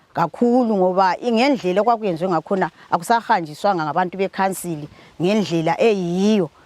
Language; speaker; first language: Zulu; native; Zulu